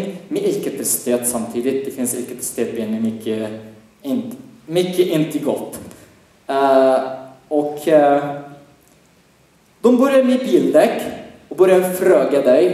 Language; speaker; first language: Swedish; non-native, fluent; Arabic